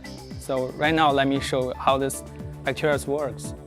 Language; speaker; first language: English; non-native, learner; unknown